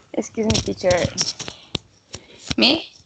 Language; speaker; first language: English; non-native, learner; Spanish